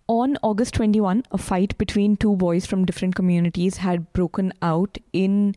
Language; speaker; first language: English; non-native, local second language; Hindi